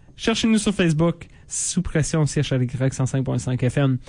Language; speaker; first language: French; native; French